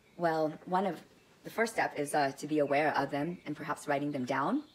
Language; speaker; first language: English; native; English